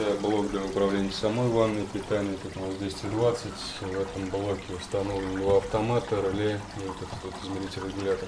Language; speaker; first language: Russian; native; Russian